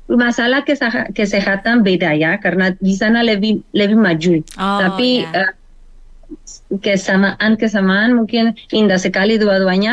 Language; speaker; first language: Indonesian; non-native, learner; Spanish